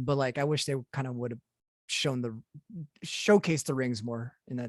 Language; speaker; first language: English; native; English